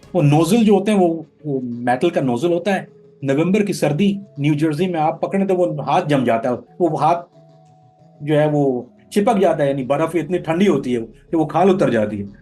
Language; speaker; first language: Urdu; native; Urdu